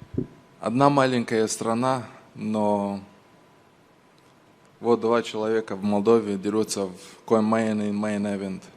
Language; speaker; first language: Russian; non-native, local second language; Romanian